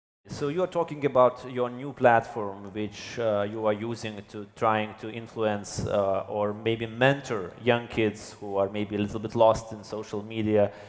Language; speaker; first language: English; non-native, fluent; Lithuanian